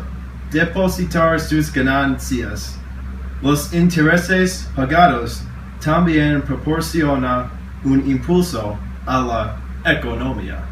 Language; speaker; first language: Spanish; non-native, learner; English